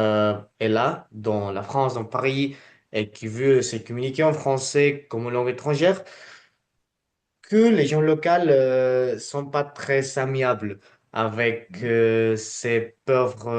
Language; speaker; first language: French; non-native, fluent; Spanish